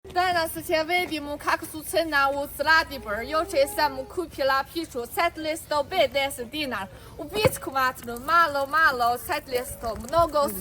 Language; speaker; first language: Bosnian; non-native, learner; Chinese